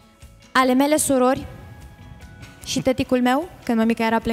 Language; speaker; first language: Romanian; native; Romanian